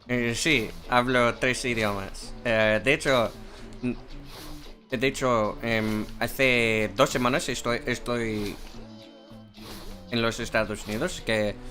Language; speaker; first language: Spanish; non-native, fluent; English